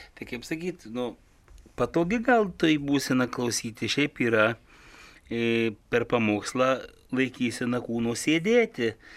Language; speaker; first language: Lithuanian; native; Lithuanian